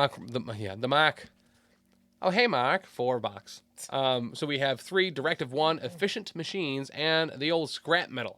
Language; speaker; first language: English; native; English